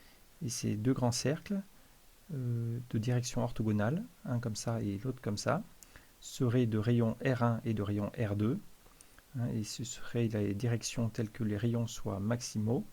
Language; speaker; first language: French; native; French